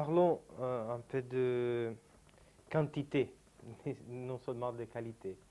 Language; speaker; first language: French; non-native, fluent; Italian